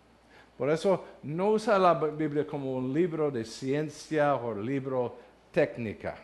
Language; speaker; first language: Spanish; non-native, learner; English